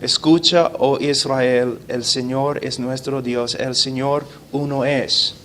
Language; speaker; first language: Spanish; non-native, fluent; English